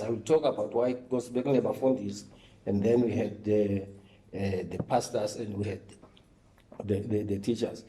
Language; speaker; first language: English; non-native, local second language; Swati